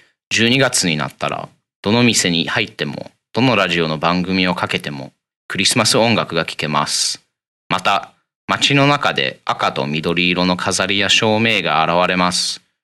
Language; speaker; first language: Japanese; non-native, fluent; English